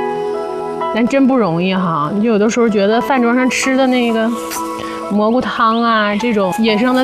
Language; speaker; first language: Chinese; native; Chinese